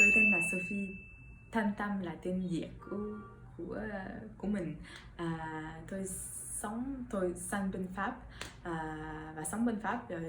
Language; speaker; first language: Vietnamese; early bilingual, heritage; French